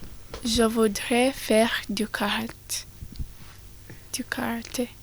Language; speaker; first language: French; non-native, learner; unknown